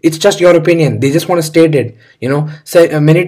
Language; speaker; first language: English; non-native, local second language; Hindi